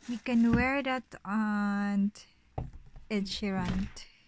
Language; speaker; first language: English; non-native, fluent; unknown